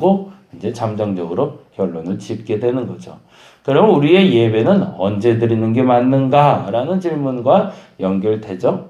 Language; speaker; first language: Korean; native; Korean